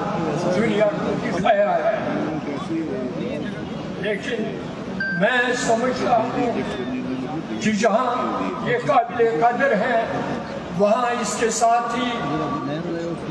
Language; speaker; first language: Urdu; non-native, local second language; Kashmiri